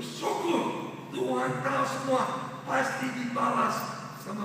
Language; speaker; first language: Indonesian; non-native, learner; English